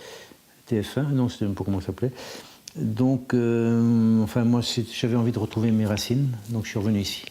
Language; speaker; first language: French; native; French